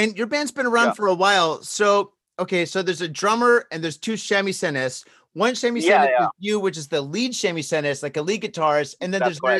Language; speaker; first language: English; native; English